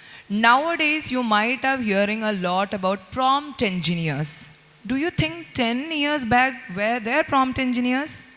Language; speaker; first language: English; non-native, local second language; Malayalam